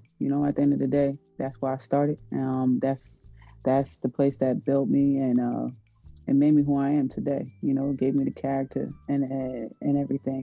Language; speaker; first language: English; native; English